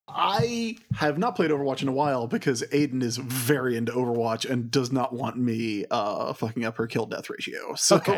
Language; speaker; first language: English; native; English